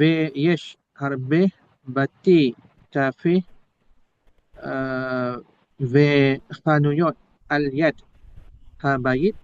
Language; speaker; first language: Hebrew; non-native, learner; Indonesian